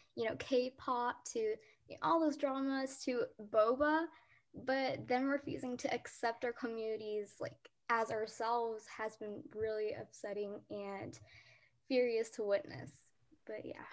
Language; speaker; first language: English; early bilingual, other home language; Korean